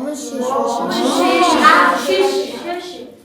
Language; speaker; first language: Chinese; non-native, learner; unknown